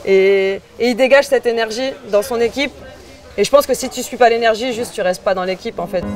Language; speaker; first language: French; native; French